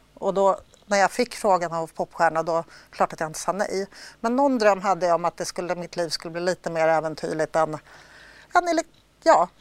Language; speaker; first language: Swedish; early bilingual, other home language; Polish